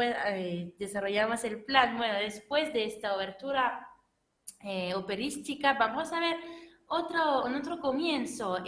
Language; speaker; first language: Spanish; non-native, fluent; French